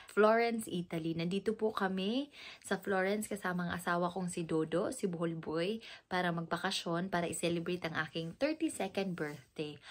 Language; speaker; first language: Filipino; non-native, local second language; Cebuano